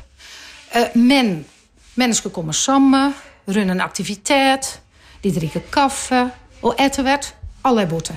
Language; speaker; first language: Norwegian; non-native, fluent; Dutch